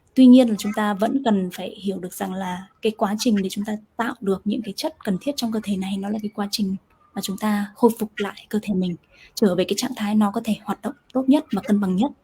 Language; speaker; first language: Vietnamese; native; Vietnamese